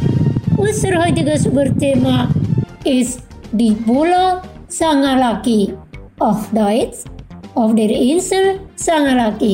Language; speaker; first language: German; non-native, fluent; Indonesian